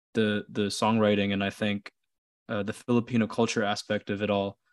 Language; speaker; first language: English; early bilingual, other home language; Filipino